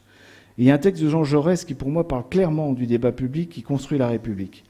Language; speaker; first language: French; native; French